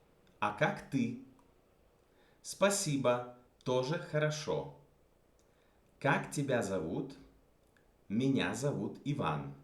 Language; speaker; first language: Russian; non-native, fluent; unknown